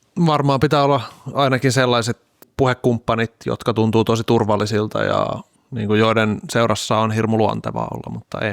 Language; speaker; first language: Finnish; native; Finnish